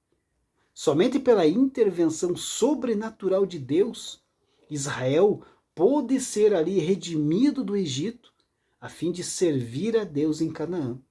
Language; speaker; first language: Portuguese; native; Portuguese